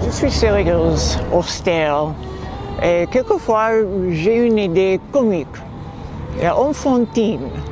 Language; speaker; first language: French; non-native, learner; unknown